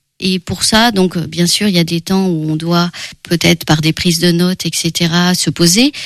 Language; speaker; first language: French; early bilingual, other home language; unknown